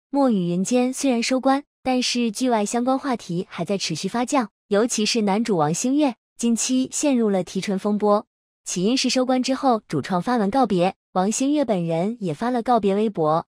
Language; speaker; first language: Chinese; native; Chinese